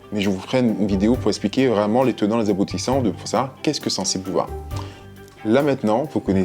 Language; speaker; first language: French; native; French